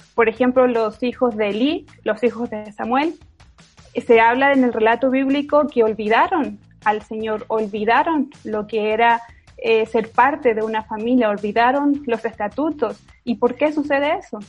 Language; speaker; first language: Spanish; native; Spanish